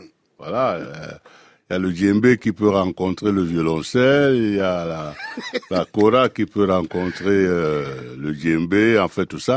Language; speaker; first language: French; non-native, local second language; Duala